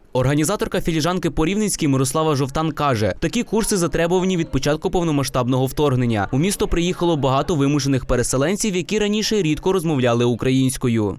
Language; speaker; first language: Ukrainian; native; Ukrainian